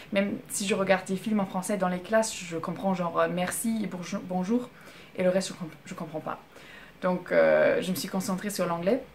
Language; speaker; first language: French; non-native, fluent; German